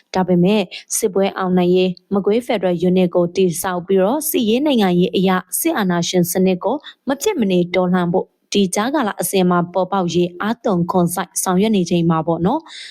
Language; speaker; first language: Burmese; non-native, local second language; Hakha Chin